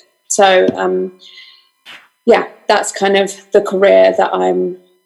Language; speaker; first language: English; native; English